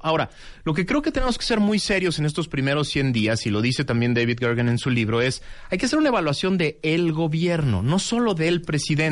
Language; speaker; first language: Spanish; native; Spanish